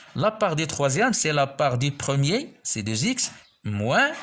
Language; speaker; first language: French; non-native, local second language; Arabic